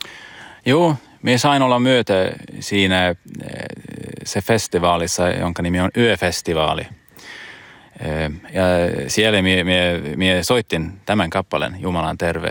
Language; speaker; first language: Finnish; early bilingual, heritage; Swedish